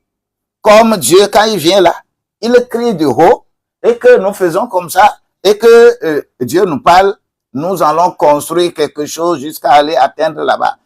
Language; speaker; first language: French; non-native, local second language; Ewe